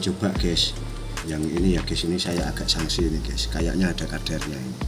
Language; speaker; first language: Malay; non-native, local second language; Javanese